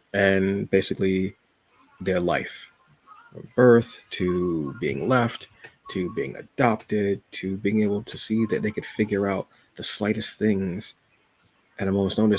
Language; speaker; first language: English; native; English